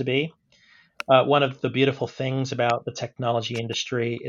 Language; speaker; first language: English; native; English